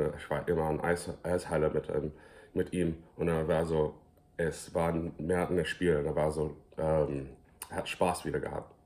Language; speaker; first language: German; early bilingual, heritage; English